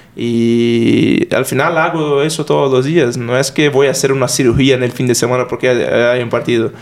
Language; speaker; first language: Spanish; non-native, fluent; Portuguese